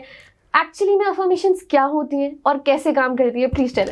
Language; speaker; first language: Hindi; native; Hindi